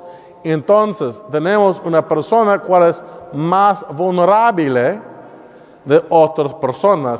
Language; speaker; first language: Spanish; non-native, learner; English